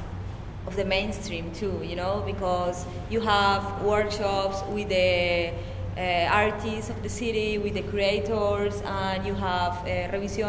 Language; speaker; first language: English; non-native, learner; Spanish